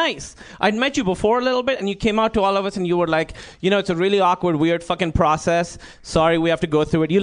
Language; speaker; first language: English; non-native, local second language; Urdu